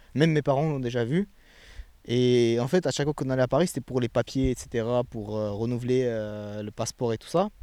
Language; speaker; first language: French; early bilingual, other home language; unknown